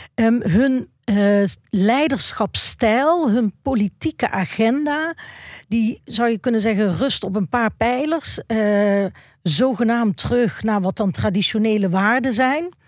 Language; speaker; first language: Dutch; native; Dutch